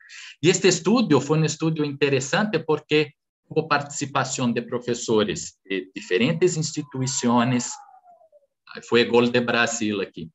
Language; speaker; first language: Spanish; non-native, fluent; Portuguese